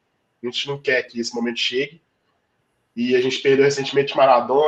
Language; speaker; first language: Portuguese; native; Portuguese